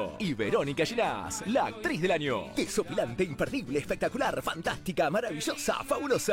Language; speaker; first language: Spanish; native; Spanish